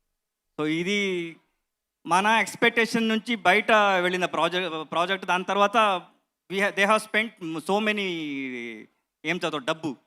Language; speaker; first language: Telugu; non-native, learner; Kannada